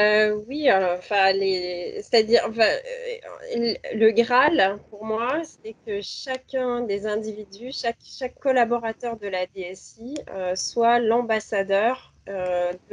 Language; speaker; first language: French; native; French